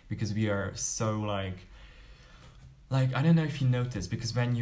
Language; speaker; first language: English; non-native, fluent; Hungarian